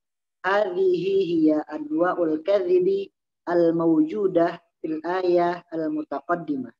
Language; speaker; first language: Arabic; non-native, learner; Indonesian